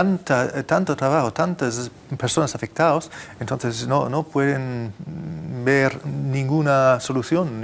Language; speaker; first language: Spanish; non-native, fluent; German